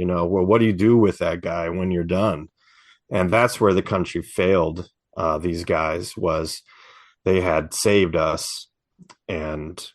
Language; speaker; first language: English; native; English